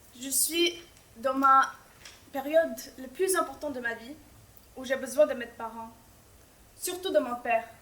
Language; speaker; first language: French; non-native, fluent; Albanian